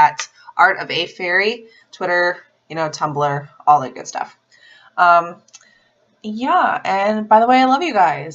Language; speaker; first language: English; native; English